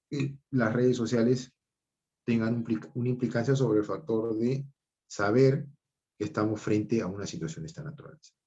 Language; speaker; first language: Spanish; native; Spanish